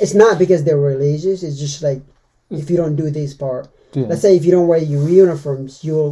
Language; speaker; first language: English; non-native, fluent; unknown